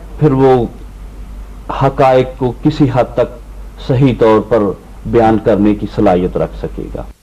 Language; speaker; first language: Urdu; non-native, local second language; Punjabi